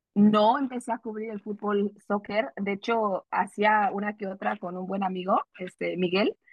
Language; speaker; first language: Spanish; early bilingual, heritage; Spanish